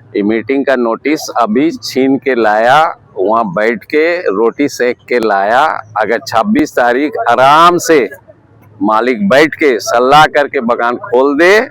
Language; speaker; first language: Hindi; non-native, local second language; Bangla